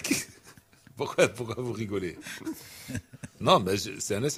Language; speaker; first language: French; non-native, local second language; Arabic